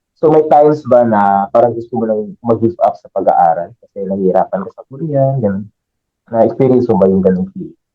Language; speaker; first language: Filipino; native; Filipino